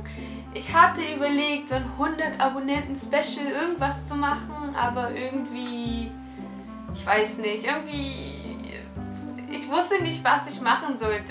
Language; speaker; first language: German; native; German